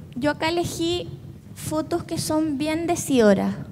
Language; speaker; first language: Spanish; native; Spanish